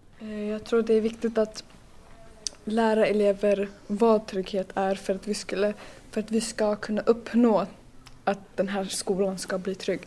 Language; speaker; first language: Swedish; early bilingual, other home language; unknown